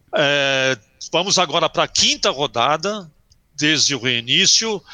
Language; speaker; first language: Portuguese; early bilingual, other home language; German